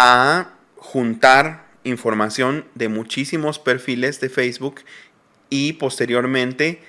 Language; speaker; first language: Spanish; native; Spanish